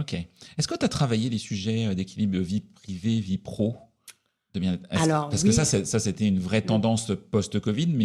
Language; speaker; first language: French; native; French